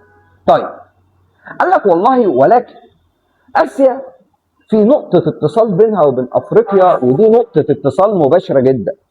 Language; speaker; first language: Arabic; native; Arabic